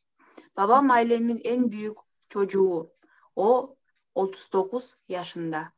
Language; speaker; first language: Turkish; non-native, learner; Kyrgyz